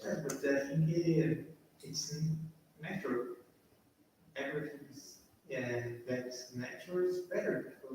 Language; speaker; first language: English; non-native, learner; Portuguese